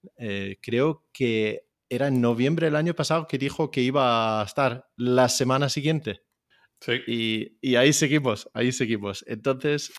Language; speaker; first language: Spanish; non-native, fluent; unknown